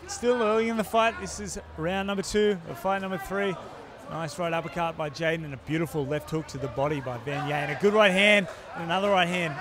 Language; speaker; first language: English; native; English